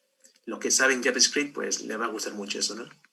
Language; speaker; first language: Spanish; native; Spanish